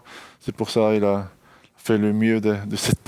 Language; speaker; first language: French; non-native, local second language; German